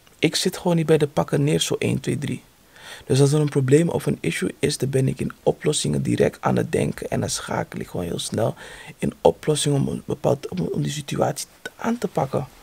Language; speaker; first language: Dutch; native; Dutch